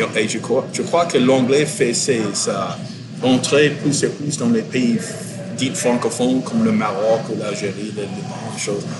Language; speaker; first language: French; non-native, fluent; English